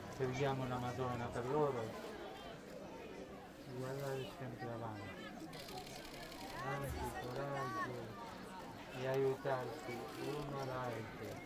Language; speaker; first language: Italian; non-native, fluent; Spanish